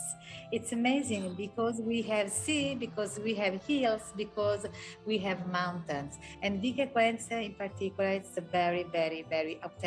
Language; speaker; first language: English; non-native, local second language; Italian